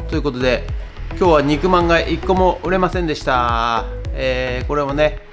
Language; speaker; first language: Japanese; native; Japanese